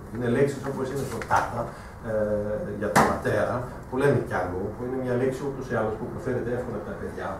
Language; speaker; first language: Greek; non-native, fluent; German